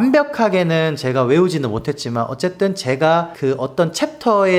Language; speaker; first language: Korean; native; Korean